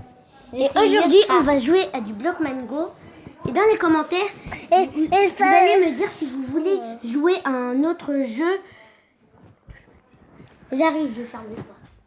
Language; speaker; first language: French; native; French